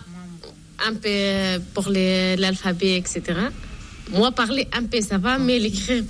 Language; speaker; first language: French; non-native, learner; Arabic